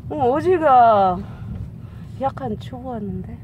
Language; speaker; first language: Korean; non-native, learner; Filipino